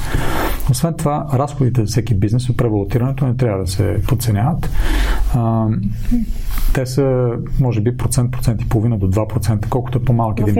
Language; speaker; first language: Bulgarian; native; Bulgarian